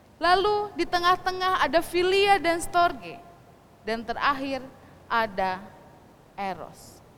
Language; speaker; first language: Indonesian; non-native, local second language; Sundanese